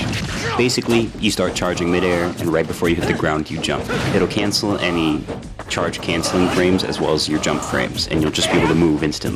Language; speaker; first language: English; native; English